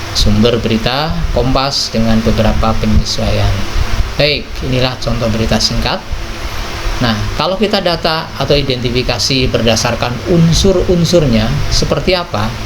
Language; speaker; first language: Indonesian; native; Indonesian